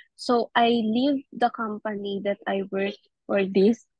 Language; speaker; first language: English; non-native, local second language; Filipino